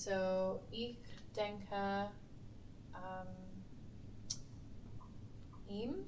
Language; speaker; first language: German; non-native, learner; English